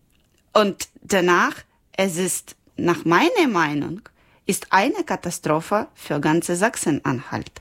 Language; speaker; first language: German; non-native, learner; Ukrainian